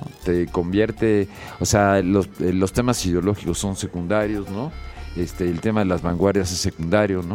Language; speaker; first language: Spanish; native; Spanish